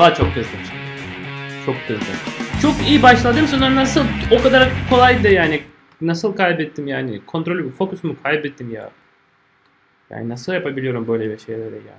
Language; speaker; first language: Turkish; non-native, fluent; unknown